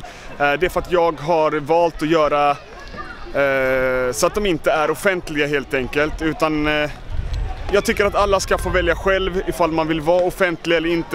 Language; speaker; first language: Swedish; native; Swedish